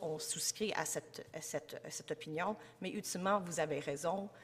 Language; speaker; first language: French; native; French